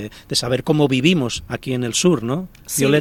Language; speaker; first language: Spanish; native; Spanish